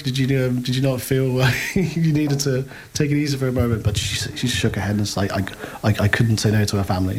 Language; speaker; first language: English; native; English